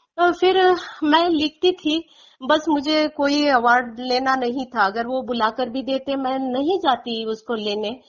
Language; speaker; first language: Hindi; non-native, local second language; Konkani